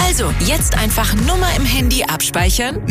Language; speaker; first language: German; native; German